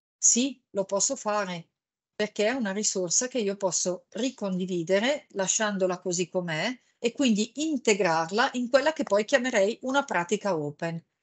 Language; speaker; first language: Italian; native; Italian